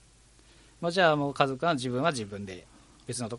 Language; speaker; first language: Japanese; native; Japanese